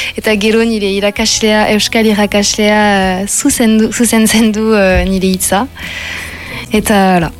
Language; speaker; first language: Basque; non-native, local second language; French